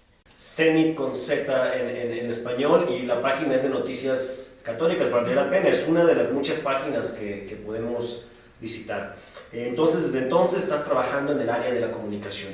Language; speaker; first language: Spanish; native; Spanish